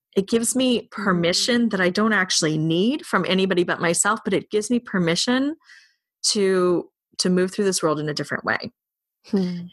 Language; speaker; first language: English; native; English